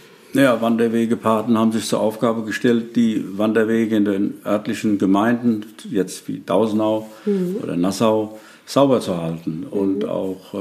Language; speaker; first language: German; native; German